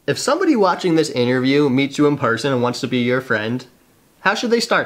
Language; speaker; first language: English; native; English